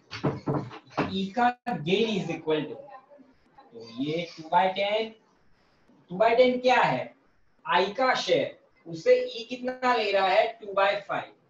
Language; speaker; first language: Hindi; non-native, local second language; Gujarati